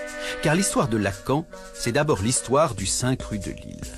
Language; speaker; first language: French; native; French